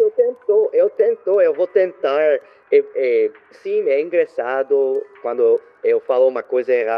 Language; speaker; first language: Portuguese; non-native, learner; French